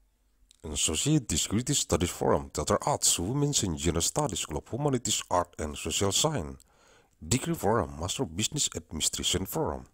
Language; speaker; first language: English; non-native, learner; Indonesian